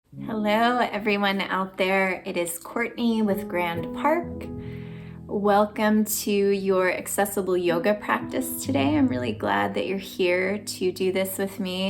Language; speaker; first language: English; native; English